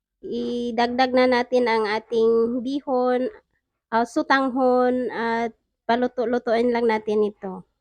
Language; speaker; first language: Filipino; non-native, local second language; Cebuano